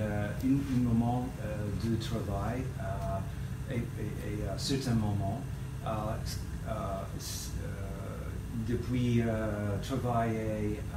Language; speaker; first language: French; non-native, learner; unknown